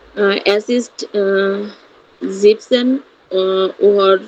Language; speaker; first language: German; non-native, learner; Bangla